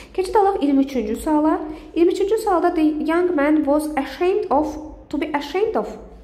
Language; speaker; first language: English; non-native, fluent; Azerbaijani